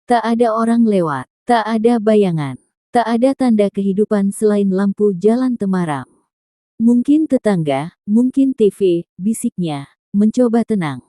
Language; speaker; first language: Indonesian; native; Indonesian